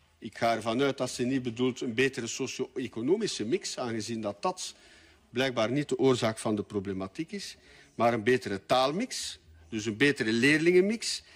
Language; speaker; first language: Dutch; native; Dutch